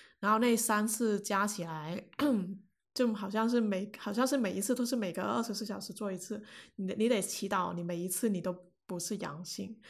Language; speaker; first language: Chinese; non-native, local second language; Cantonese